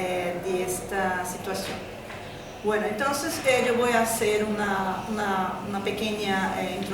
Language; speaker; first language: Spanish; non-native, fluent; Portuguese